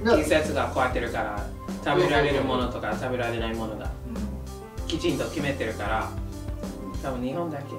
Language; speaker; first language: Japanese; non-native, fluent; English